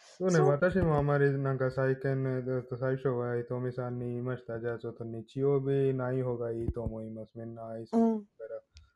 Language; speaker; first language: Japanese; non-native, learner; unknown